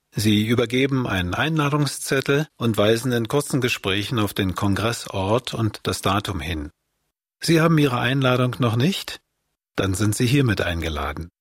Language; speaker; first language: German; native; German